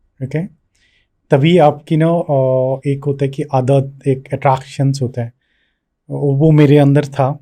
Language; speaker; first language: Hindi; non-native, local second language; Bangla